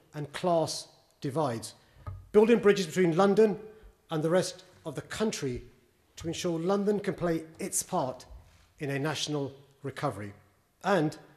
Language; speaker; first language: English; native; English